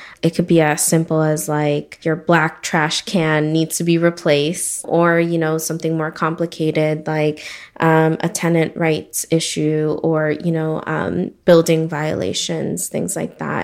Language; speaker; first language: English; early bilingual, other home language; Spanish